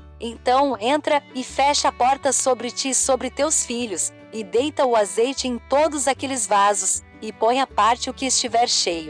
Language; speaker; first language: Portuguese; native; Portuguese